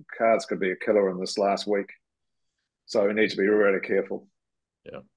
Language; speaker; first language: English; native; English